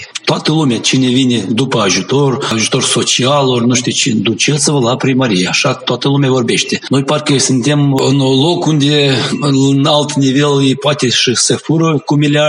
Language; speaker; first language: Romanian; non-native, local second language; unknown